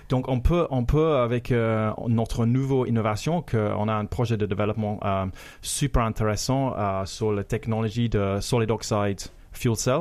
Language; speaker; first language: French; non-native, fluent; English